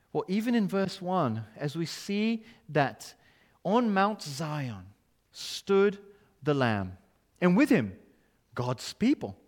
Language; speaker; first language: English; non-native, fluent; Portuguese